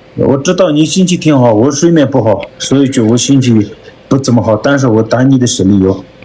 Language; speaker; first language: Chinese; non-native, local second language; Tibetan